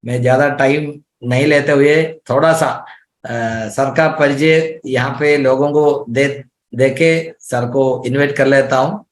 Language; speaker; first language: Hindi; non-native, local second language; Malayalam